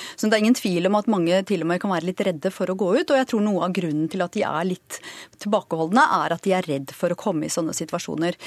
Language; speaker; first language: Norwegian; native; Norwegian